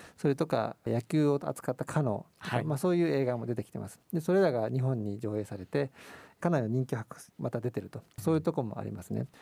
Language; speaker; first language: Japanese; native; Japanese